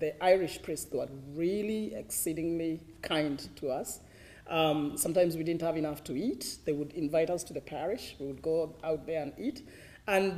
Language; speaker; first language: English; non-native, local second language; Kikuyu